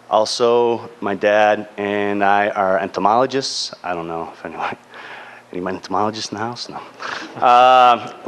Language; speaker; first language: English; native; English